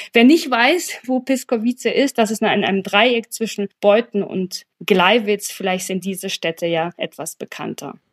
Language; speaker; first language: German; early bilingual, other home language; Polish